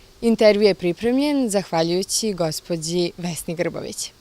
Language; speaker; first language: Bosnian; native; Bosnian